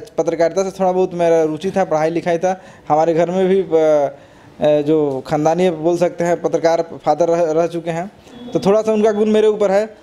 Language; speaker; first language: Hindi; native; Hindi